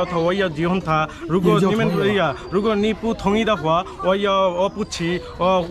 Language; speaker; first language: Chinese; non-native, learner; Bangla